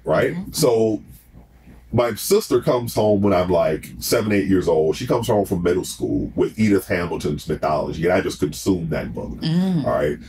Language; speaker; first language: English; native; English